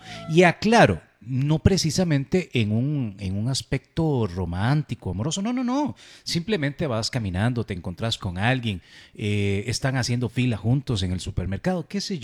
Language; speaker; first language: Spanish; native; Spanish